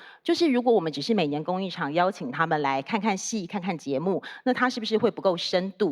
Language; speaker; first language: Chinese; native; Chinese